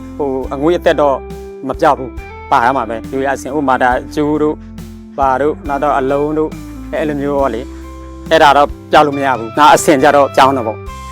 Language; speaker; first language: Burmese; non-native, local second language; S'gaw Karen